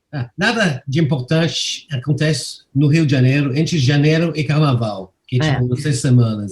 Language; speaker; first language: Portuguese; non-native, fluent; English